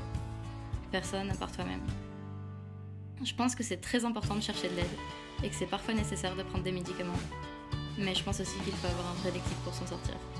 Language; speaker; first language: French; native; French